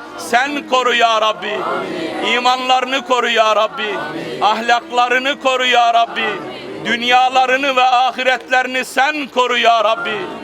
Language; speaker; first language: Turkish; native; Turkish